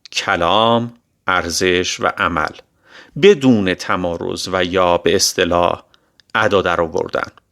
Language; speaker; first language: Persian; native; Persian